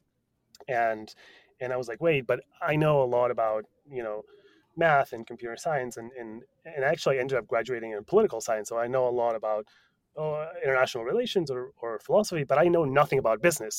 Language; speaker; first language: English; non-native, fluent; Spanish